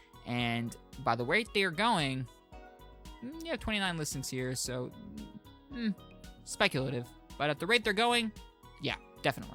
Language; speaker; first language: English; native; English